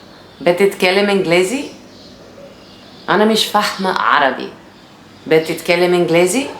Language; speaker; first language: Arabic; non-native, learner; English